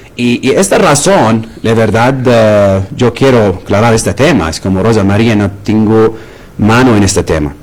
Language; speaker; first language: Spanish; non-native, learner; Arabic